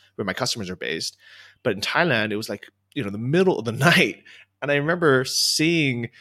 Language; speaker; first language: English; native; English